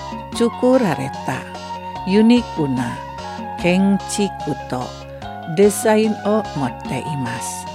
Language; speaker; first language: Japanese; non-native, learner; Indonesian